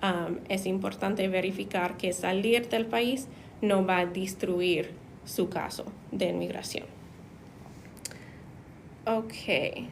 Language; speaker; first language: Spanish; non-native, fluent; English